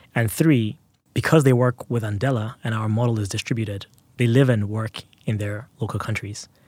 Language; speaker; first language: English; non-native, local second language; Yoruba